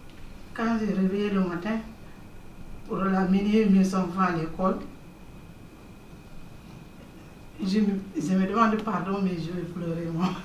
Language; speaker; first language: French; non-native, learner; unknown